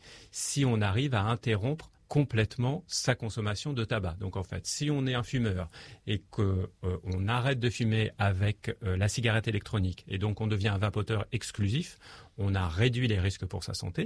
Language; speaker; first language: French; native; French